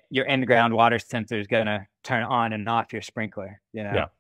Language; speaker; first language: English; native; English